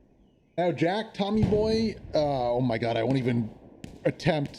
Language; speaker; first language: English; native; English